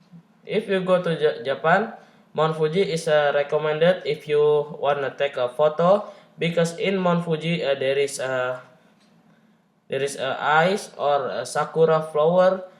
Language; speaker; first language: English; non-native, learner; Indonesian